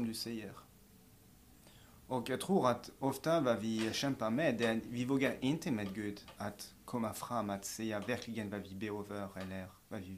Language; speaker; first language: Swedish; non-native, fluent; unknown